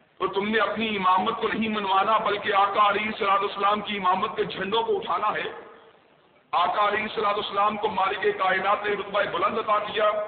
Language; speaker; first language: Urdu; non-native, local second language; Punjabi